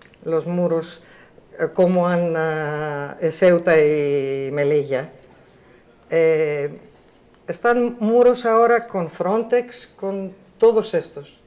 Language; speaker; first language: Spanish; non-native, learner; Greek